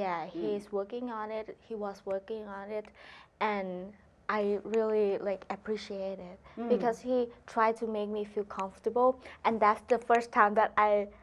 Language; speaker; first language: English; non-native, learner; Thai